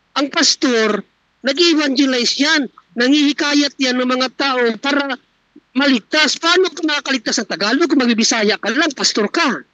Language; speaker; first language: Filipino; non-native, local second language; Cebuano